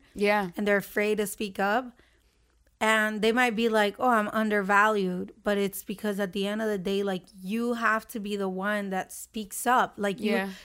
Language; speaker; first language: English; early bilingual, other home language; Arabic